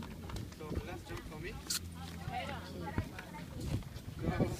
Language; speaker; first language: English; non-native, learner; French